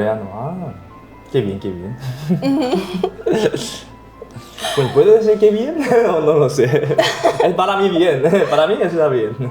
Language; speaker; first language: Spanish; non-native, learner; Korean